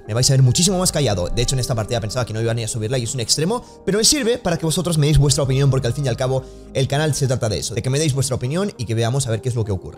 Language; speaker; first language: Spanish; native; Spanish